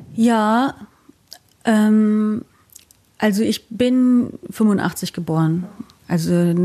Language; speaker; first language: German; native; German